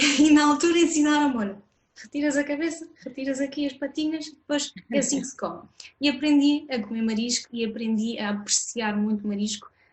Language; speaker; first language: Portuguese; non-native, fluent; French